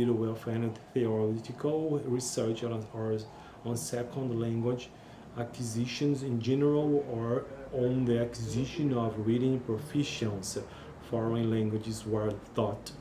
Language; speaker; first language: English; non-native, learner; Portuguese